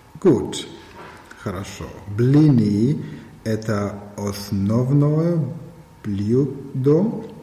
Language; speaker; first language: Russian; non-native, learner; German